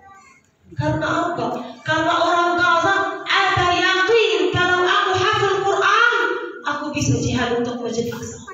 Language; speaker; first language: Indonesian; non-native, learner; Arabic